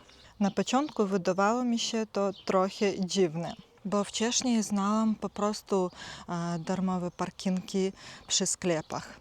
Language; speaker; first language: Polish; non-native, fluent; Ukrainian